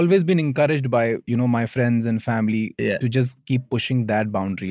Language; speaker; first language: English; non-native, local second language; Hindi